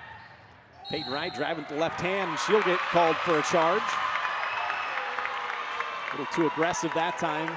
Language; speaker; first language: English; native; English